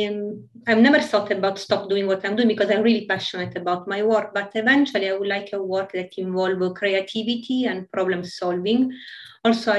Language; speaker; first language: English; non-native, fluent; Italian